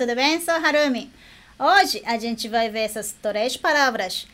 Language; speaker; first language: Portuguese; non-native, fluent; Japanese